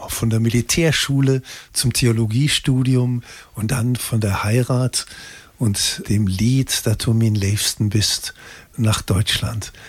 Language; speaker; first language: German; native; German